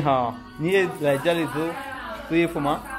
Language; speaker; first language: Chinese; non-native, learner; Rundi